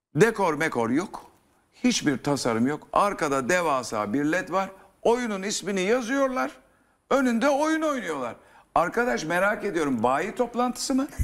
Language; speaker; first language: Turkish; native; Turkish